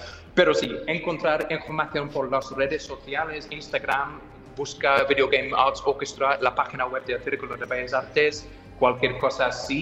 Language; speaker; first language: Spanish; non-native, fluent; English